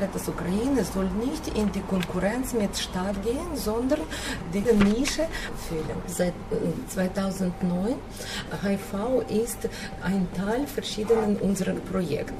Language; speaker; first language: German; non-native, fluent; Ukrainian